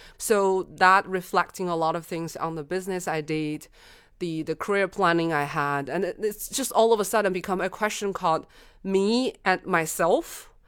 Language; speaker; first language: English; non-native, fluent; Chinese